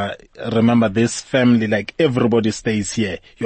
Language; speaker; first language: English; non-native, local second language; Zulu